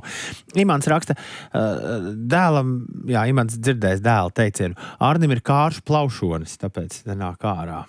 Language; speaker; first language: Latvian; native; Latvian